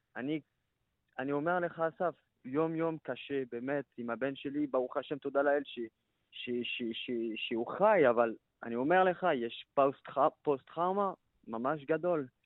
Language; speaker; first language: Hebrew; non-native, learner; French